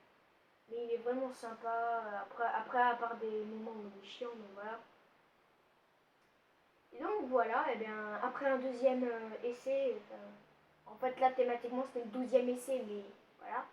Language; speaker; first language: French; native; French